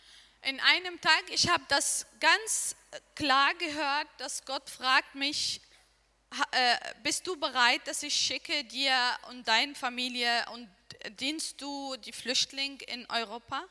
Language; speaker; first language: German; non-native, learner; Arabic